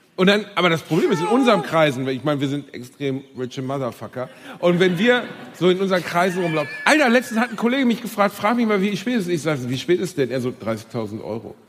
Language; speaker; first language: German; native; German